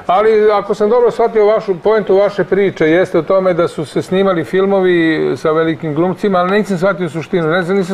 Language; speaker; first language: Croatian; native; Croatian